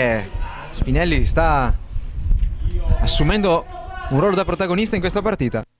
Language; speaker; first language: Italian; native; Italian